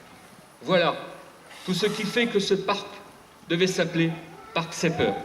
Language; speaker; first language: French; native; French